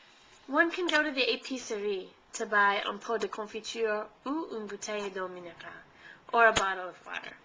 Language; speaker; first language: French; non-native, fluent; English